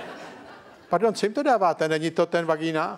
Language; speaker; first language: Czech; native; Czech